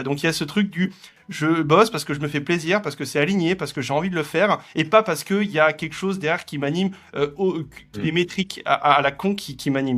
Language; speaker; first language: French; native; French